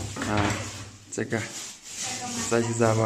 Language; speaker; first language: Chinese; native; Chinese